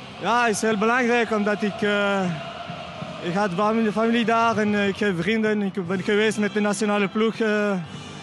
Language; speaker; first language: Dutch; non-native, learner; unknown